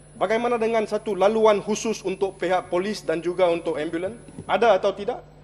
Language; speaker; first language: Malay; non-native, local second language; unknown